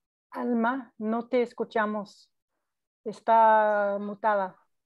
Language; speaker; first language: Spanish; non-native, fluent; English